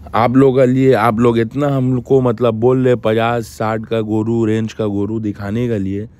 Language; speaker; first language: Hindi; native; Hindi